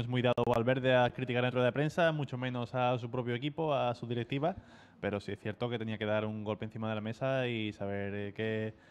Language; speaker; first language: Spanish; native; Spanish